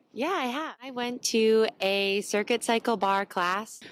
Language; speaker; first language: English; native; English